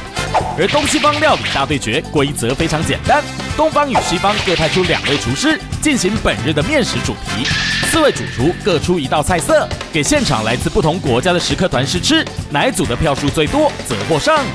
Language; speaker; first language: Chinese; native; Chinese